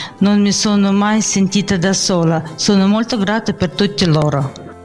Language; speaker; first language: Italian; non-native, learner; Ukrainian